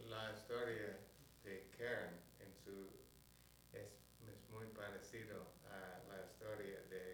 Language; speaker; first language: Spanish; non-native, learner; English